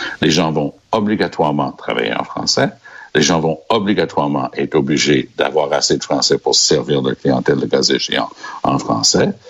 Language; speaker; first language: French; native; French